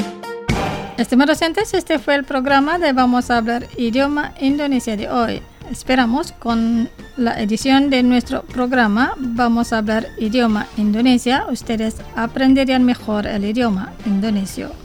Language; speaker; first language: Spanish; non-native, fluent; Indonesian